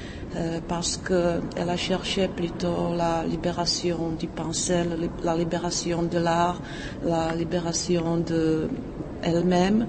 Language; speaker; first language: French; non-native, fluent; Czech